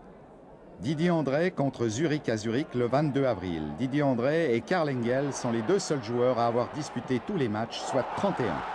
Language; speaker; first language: French; native; French